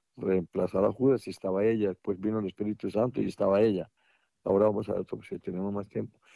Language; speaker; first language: Spanish; native; Spanish